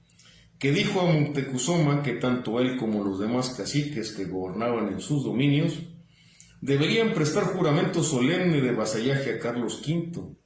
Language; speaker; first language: Spanish; native; Spanish